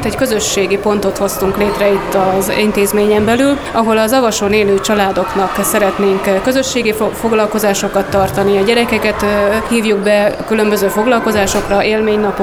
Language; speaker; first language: Hungarian; native; Hungarian